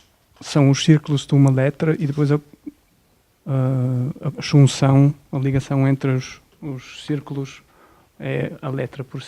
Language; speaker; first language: Portuguese; non-native, fluent; German